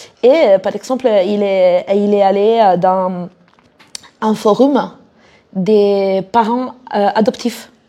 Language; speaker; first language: French; non-native, fluent; Italian